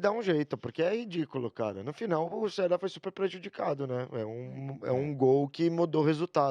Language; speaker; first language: Portuguese; native; Portuguese